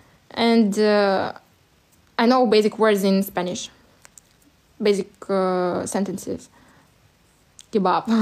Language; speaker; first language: English; non-native, fluent; Russian